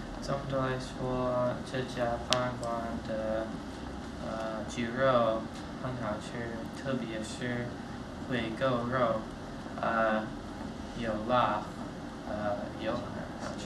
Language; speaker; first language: Chinese; non-native, learner; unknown